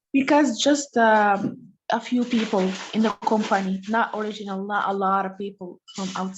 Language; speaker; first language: English; non-native, learner; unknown